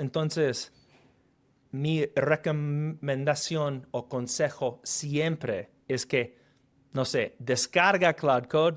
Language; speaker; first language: Spanish; non-native, fluent; English